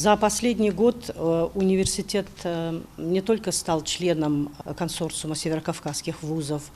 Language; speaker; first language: Russian; native; Russian